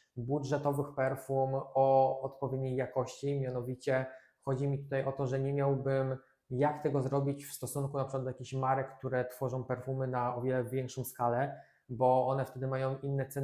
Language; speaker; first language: Polish; native; Polish